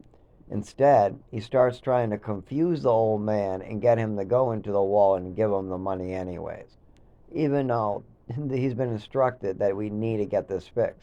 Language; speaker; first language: English; native; English